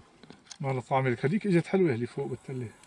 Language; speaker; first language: Arabic; native; Arabic